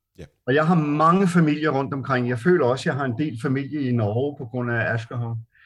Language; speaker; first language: Danish; native; Danish